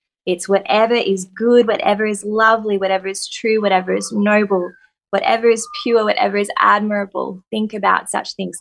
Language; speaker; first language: English; native; English